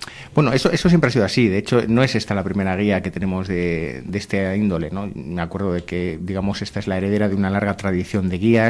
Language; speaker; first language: Spanish; native; Spanish